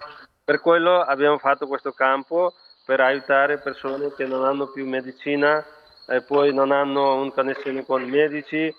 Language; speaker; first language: Italian; non-native, fluent; Nepali